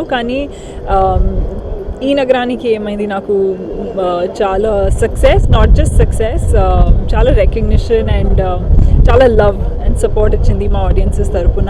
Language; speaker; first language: Telugu; non-native, local second language; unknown